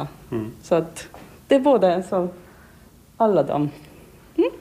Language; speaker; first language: Swedish; non-native, learner; Finnish